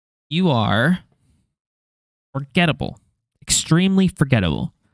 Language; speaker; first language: English; native; English